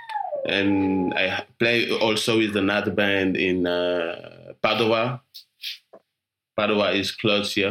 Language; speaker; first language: English; non-native, learner; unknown